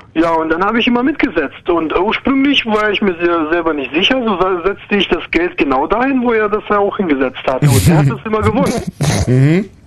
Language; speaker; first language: German; non-native, fluent; Ukrainian